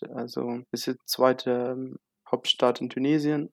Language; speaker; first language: German; non-native, learner; Arabic